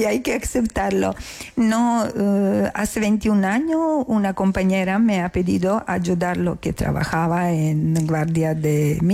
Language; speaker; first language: Spanish; non-native, learner; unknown